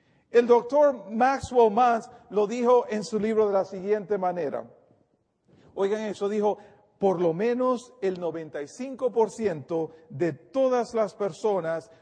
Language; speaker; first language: Spanish; native; Spanish